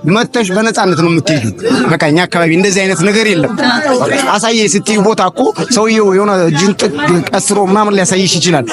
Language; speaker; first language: Amharic; native; Amharic